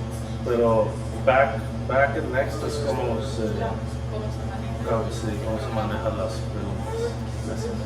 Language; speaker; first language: Spanish; early bilingual, heritage; Spanish